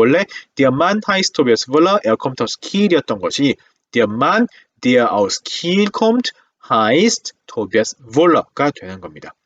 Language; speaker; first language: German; non-native, fluent; Korean